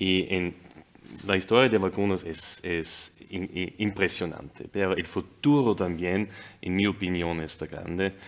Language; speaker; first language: Spanish; non-native, fluent; German